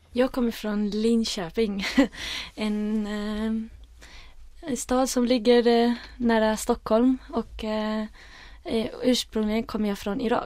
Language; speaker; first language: Swedish; early bilingual, other home language; Arabic